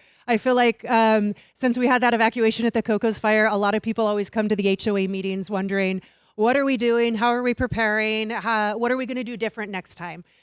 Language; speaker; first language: English; native; English